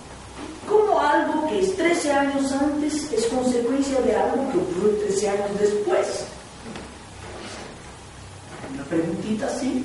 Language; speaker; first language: Spanish; non-native, fluent; Portuguese